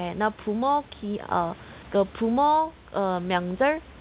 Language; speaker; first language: Korean; non-native, fluent; Chinese